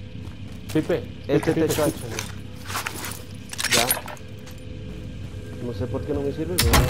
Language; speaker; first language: Spanish; native; Spanish